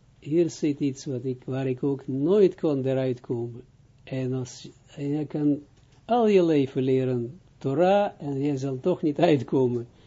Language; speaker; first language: Dutch; non-native, fluent; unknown